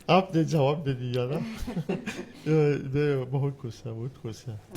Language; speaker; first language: Hindi; non-native, learner; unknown